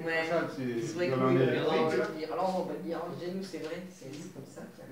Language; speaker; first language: French; native; French